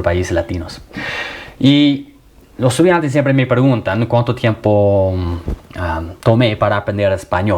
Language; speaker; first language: Spanish; non-native, fluent; English